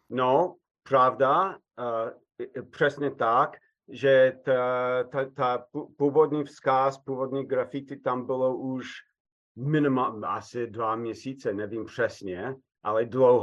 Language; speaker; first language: Czech; non-native, fluent; English